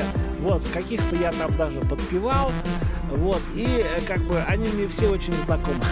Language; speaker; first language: Russian; native; Russian